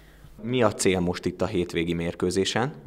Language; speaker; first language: Hungarian; native; Hungarian